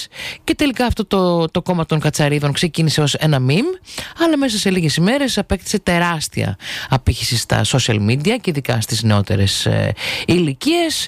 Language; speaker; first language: Greek; native; Greek